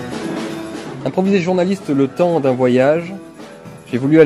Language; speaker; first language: French; native; French